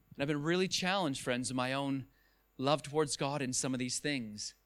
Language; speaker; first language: English; native; English